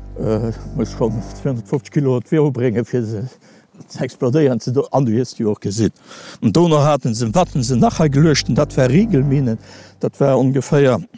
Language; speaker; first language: Luxembourgish; native; Luxembourgish